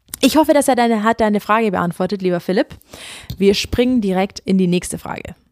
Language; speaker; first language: German; native; German